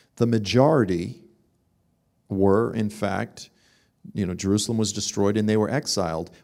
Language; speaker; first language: English; native; English